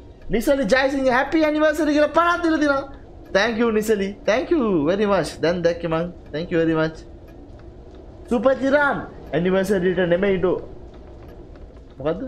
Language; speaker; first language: English; non-native, local second language; Sinhala